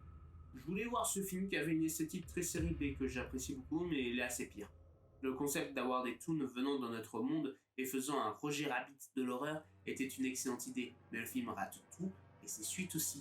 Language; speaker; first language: French; native; French